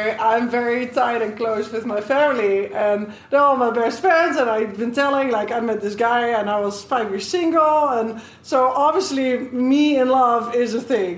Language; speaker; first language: English; non-native, fluent; Dutch